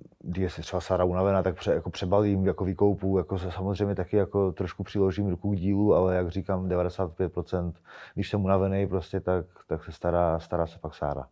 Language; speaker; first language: Czech; native; Czech